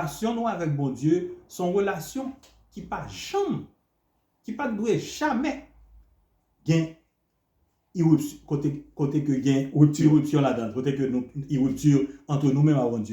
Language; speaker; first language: French; non-native, local second language; Haitian Creole